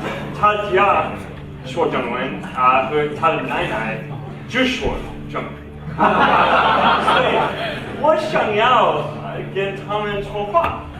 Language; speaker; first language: Chinese; non-native, learner; English